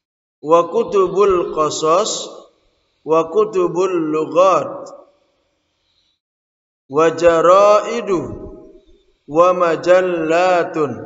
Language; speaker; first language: Arabic; non-native, fluent; Indonesian